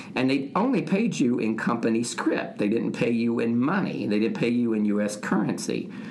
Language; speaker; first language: English; native; English